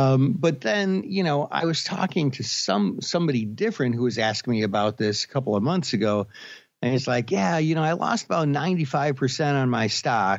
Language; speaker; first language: English; native; English